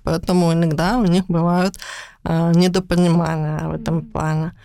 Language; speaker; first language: Russian; native; Russian